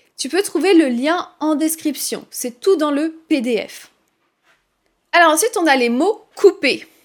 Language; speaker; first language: French; native; French